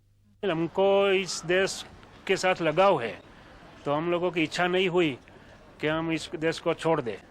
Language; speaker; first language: Hindi; early bilingual, heritage; Hindi